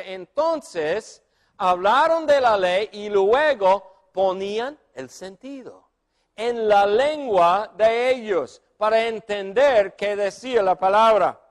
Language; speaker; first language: Spanish; non-native, fluent; English